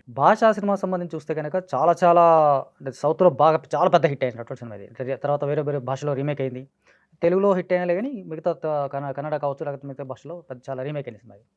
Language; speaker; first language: Telugu; native; Telugu